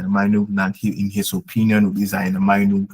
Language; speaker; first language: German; non-native, fluent; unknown